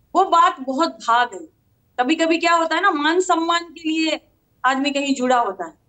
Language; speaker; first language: Hindi; non-native, local second language; Gujarati